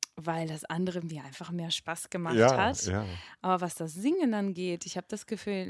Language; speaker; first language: German; non-native, fluent; Russian